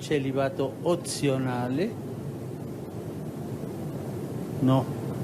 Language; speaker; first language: Italian; non-native, fluent; Spanish